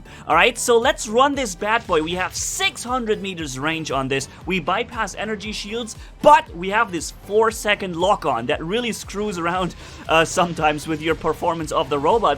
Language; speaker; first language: English; non-native, fluent; German